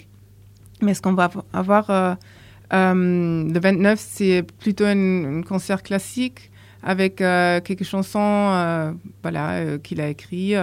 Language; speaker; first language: French; non-native, fluent; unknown